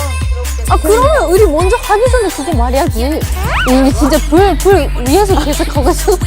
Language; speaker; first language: Korean; non-native, fluent; Japanese